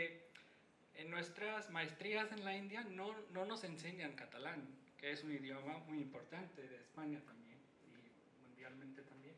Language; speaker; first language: Spanish; non-native, fluent; Hindi